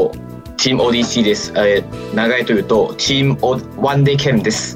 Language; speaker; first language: Japanese; non-native, fluent; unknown